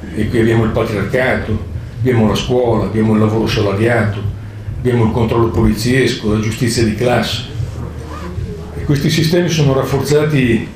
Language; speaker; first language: Italian; native; Italian